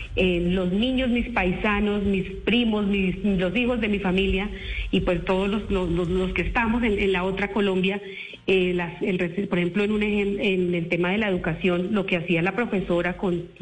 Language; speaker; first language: Spanish; native; Spanish